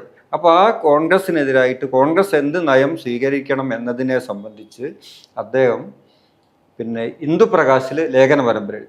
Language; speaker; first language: Malayalam; native; Malayalam